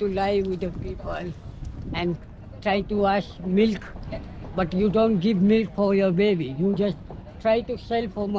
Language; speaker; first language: English; non-native, learner; Hindi